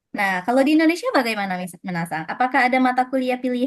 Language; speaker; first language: Indonesian; non-native, fluent; Japanese